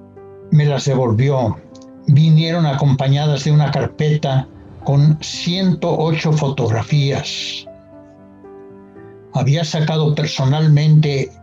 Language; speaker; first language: Spanish; native; Spanish